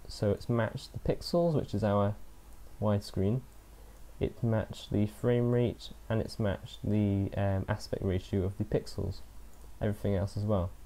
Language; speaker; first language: English; native; English